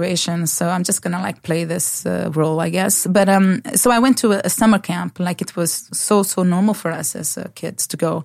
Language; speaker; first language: English; non-native, fluent; Portuguese